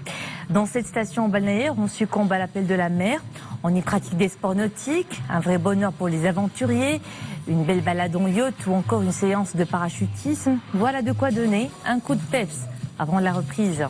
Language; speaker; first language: French; non-native, local second language; Arabic